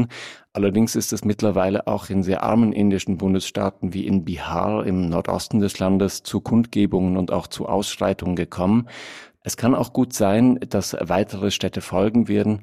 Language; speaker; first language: German; native; German